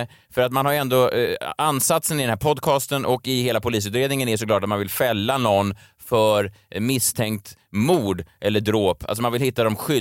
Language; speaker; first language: Swedish; native; Swedish